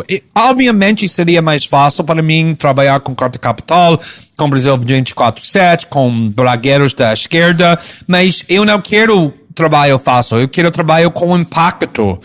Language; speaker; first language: Portuguese; non-native, fluent; English